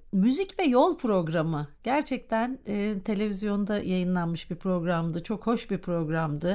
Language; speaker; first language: Turkish; native; Turkish